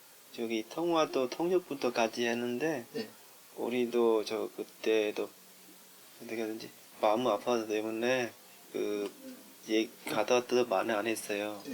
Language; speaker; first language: Korean; non-native, learner; Vietnamese